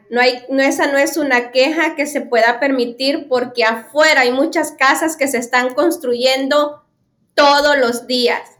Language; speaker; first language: Spanish; native; Spanish